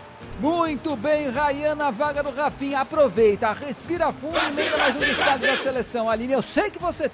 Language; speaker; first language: Portuguese; native; Portuguese